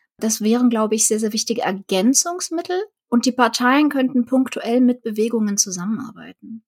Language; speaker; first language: German; early bilingual, other home language; Russian